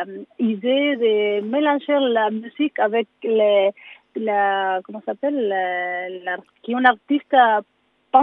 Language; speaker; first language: French; non-native, learner; Spanish